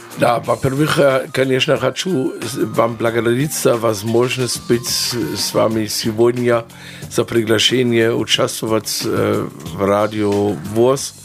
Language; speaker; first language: Russian; non-native, fluent; German